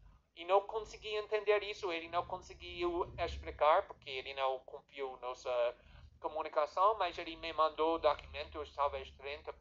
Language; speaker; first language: Portuguese; non-native, fluent; English